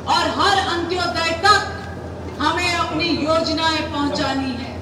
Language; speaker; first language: Hindi; non-native, local second language; Marathi